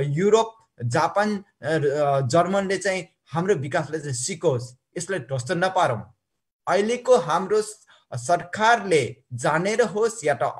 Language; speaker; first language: Nepali; non-native, local second language; Newari